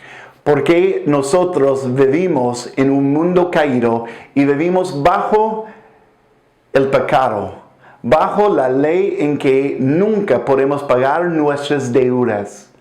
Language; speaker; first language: Spanish; non-native, fluent; English